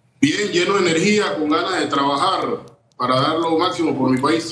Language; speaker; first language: Spanish; native; Spanish